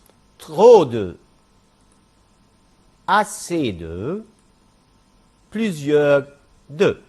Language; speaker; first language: French; non-native, fluent; Arabic